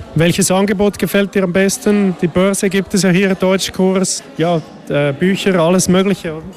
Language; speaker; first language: German; native; German